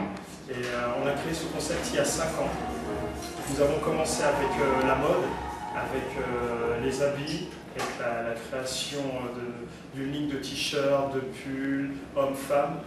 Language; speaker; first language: French; early bilingual, other home language; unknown